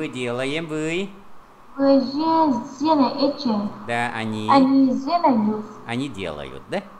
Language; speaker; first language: Russian; non-native, fluent; Vietnamese